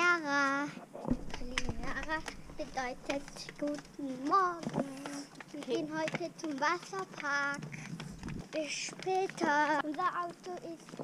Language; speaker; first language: German; early bilingual, other home language; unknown